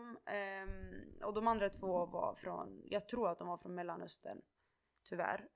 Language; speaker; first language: Swedish; early bilingual, other home language; Kurdish